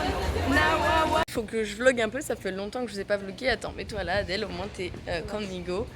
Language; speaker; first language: French; native; French